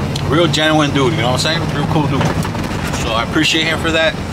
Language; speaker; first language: English; early bilingual, other home language; Spanish